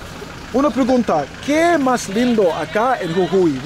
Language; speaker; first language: Spanish; non-native, learner; English